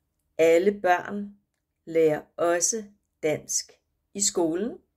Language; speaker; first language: Danish; non-native, fluent; Japanese